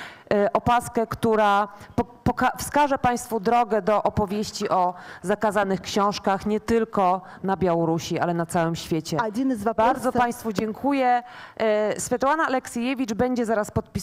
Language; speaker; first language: Polish; native; Polish